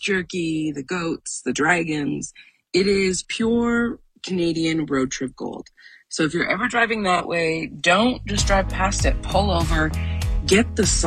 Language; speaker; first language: English; native; English